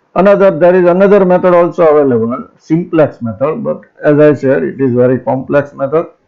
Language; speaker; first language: English; non-native, local second language; Gujarati